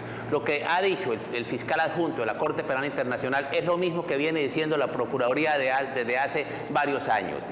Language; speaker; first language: Spanish; native; Spanish